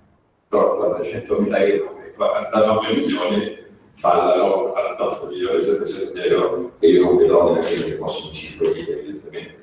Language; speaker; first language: Italian; native; Italian